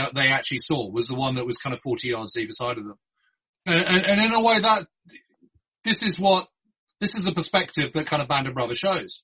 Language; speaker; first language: English; native; English